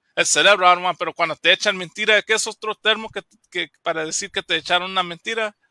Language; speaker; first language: Spanish; early bilingual, heritage; Spanish